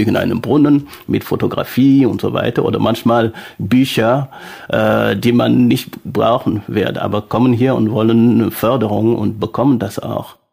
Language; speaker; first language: German; non-native, fluent; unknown